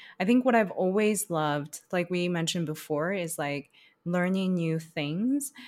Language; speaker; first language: English; early bilingual, other home language; Chinese